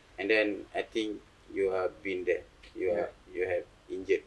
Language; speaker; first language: English; non-native, fluent; Malay